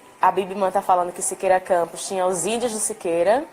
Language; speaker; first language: Portuguese; native; Portuguese